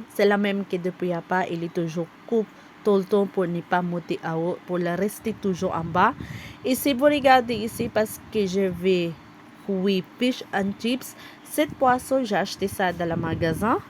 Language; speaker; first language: French; non-native, learner; Cebuano